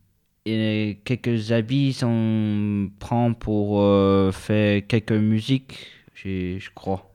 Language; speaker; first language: French; non-native, learner; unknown